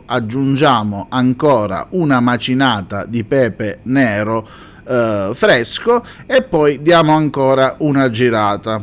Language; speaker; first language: Italian; native; Italian